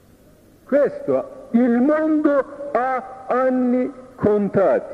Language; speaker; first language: Italian; non-native, fluent; Turkish